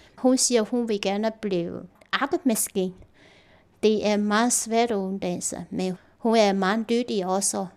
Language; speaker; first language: Danish; non-native, learner; Chinese